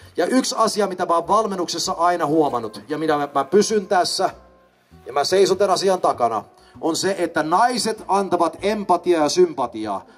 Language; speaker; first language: Finnish; early bilingual, heritage; Finnish